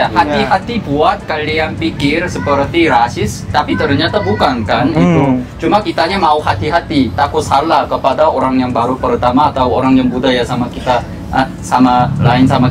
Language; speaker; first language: Indonesian; non-native, fluent; Korean